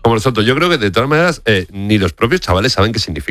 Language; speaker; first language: Spanish; native; Spanish